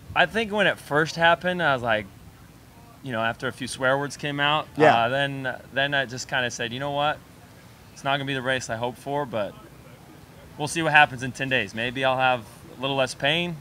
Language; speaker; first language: English; native; English